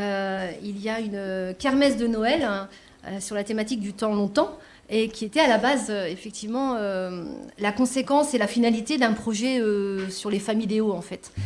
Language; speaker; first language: French; native; French